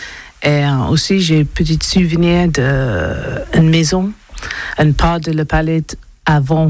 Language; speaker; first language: French; non-native, learner; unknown